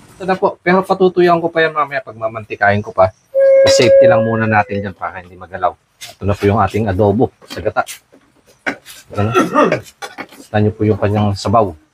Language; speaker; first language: Filipino; non-native, local second language; Iloko